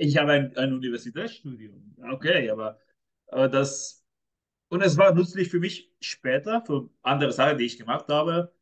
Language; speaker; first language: German; non-native, fluent; Spanish